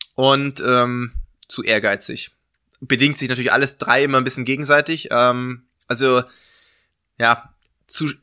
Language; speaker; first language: German; native; German